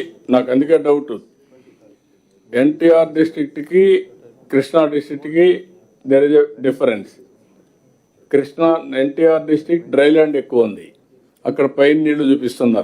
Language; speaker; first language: Telugu; native; Telugu